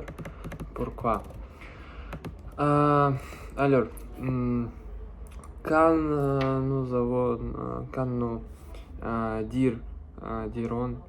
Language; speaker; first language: French; non-native, learner; Russian